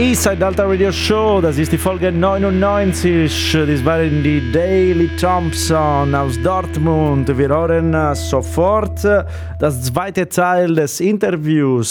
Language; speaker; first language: German; non-native, learner; Italian